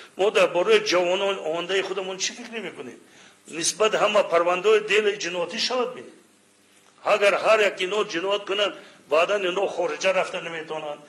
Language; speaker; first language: Tajik; non-native, local second language; Shughni